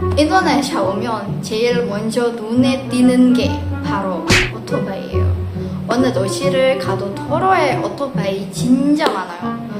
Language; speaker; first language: Korean; non-native, fluent; Indonesian